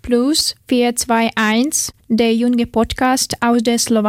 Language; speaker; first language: German; non-native, learner; Ukrainian